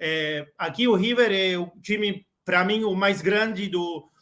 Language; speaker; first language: Portuguese; non-native, learner; Spanish